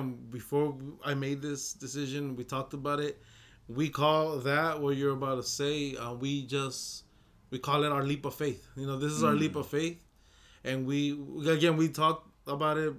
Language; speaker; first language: English; early bilingual, other home language; Spanish